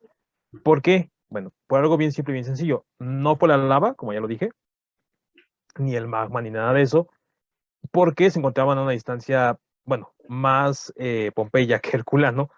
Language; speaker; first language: Spanish; native; Spanish